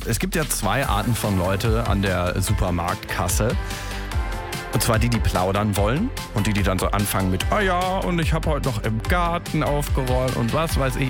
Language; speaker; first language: German; native; German